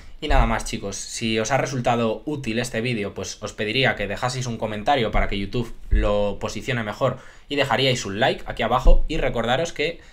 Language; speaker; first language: Spanish; native; Spanish